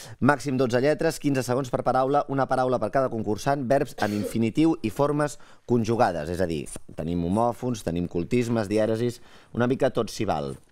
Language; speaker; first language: Catalan; native; Catalan